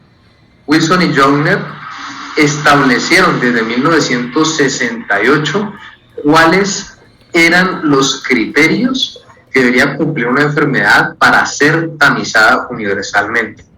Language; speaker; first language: Spanish; native; Spanish